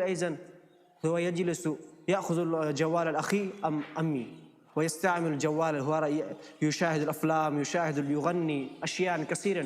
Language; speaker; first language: Arabic; non-native, learner; Urdu